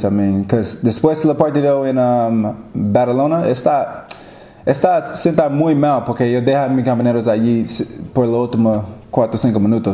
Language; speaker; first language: Spanish; non-native, learner; English